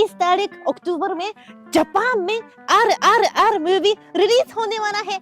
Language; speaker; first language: Hindi; non-native, fluent; Japanese